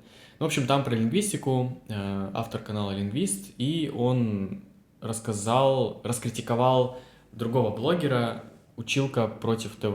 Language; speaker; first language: Russian; native; Russian